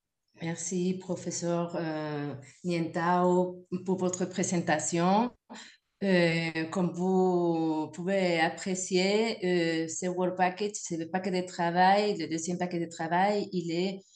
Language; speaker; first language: French; non-native, fluent; Spanish